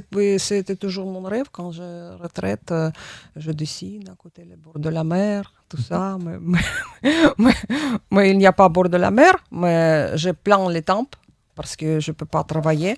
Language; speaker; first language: French; non-native, learner; Russian